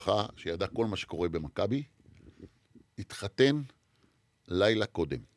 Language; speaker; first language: Hebrew; native; Hebrew